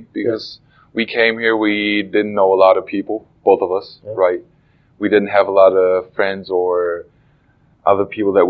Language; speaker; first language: English; non-native, fluent; German